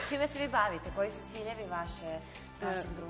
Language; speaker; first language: Serbian; native; Serbian